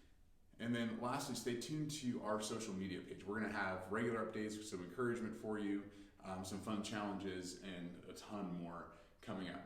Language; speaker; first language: English; native; English